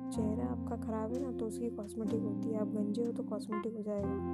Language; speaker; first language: Hindi; native; Hindi